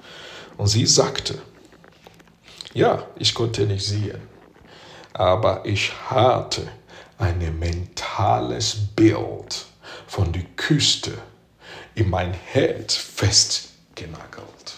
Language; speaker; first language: German; non-native, fluent; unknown